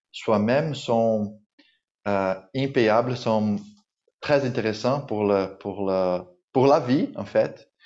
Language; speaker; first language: French; non-native, fluent; Portuguese